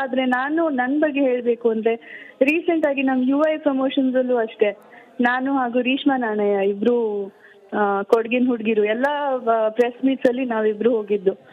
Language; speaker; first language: Kannada; non-native, local second language; Kodava